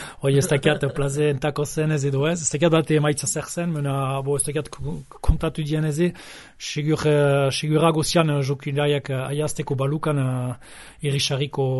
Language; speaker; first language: Basque; native; Basque